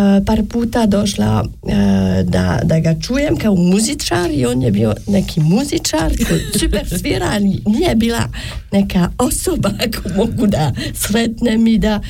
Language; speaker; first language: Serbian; non-native, learner; French